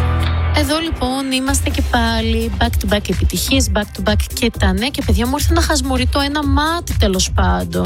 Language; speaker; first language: Greek; native; Greek